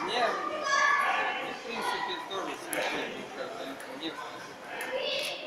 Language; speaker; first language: Russian; native; Russian